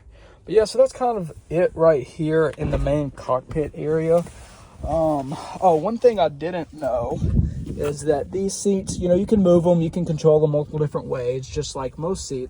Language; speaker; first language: English; native; English